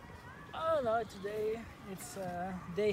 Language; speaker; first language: English; non-native, learner; French